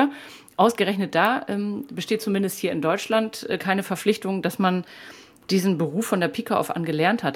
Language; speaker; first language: German; native; German